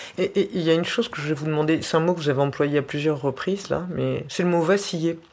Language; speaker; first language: French; native; French